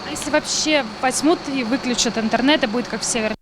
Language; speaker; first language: Russian; native; Russian